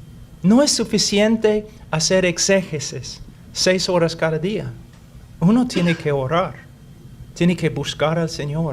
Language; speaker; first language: Spanish; non-native, fluent; English